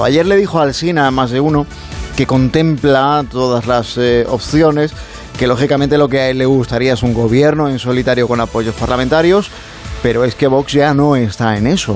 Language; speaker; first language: Spanish; native; Spanish